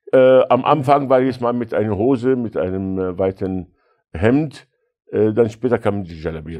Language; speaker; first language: German; non-native, fluent; Arabic